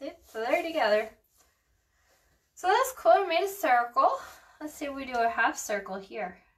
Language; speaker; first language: English; early bilingual, other home language; Spanish